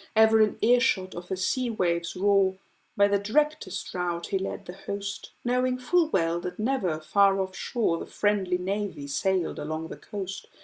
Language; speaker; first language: English; non-native, fluent; Greek